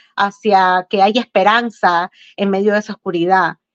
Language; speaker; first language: Spanish; native; Spanish